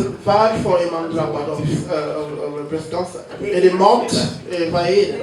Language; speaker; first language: Swedish; non-native, fluent; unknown